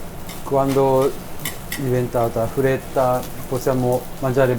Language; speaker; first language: Italian; non-native, learner; Japanese